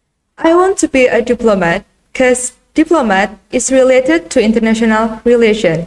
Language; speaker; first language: English; non-native, learner; Indonesian